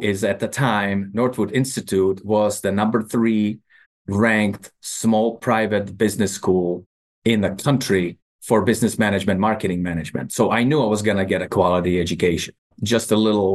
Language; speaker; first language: English; non-native, fluent; Czech